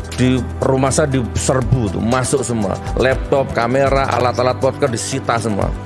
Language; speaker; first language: Indonesian; non-native, local second language; Madurese